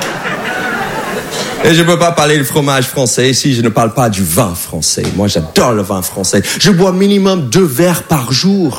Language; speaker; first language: French; non-native, fluent; English